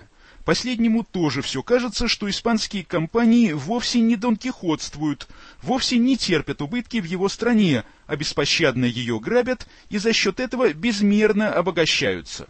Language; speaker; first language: Russian; native; Russian